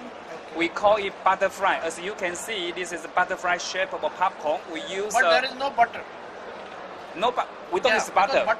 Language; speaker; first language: English; non-native, learner; Chinese